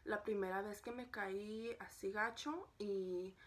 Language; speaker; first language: Spanish; early bilingual, heritage; Spanish